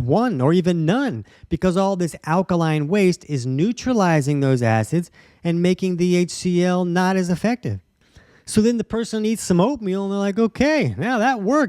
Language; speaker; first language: English; native; English